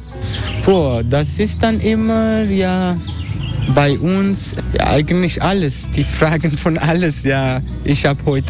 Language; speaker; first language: German; non-native, learner; Turkish